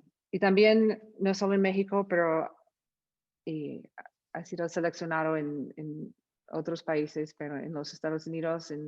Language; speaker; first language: Spanish; non-native, fluent; English